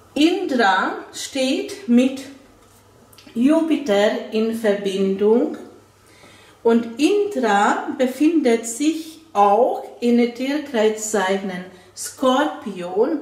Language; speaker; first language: German; non-native, fluent; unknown